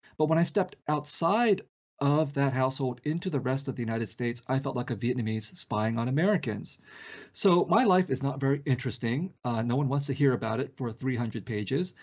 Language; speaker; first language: English; early bilingual, other home language; Vietnamese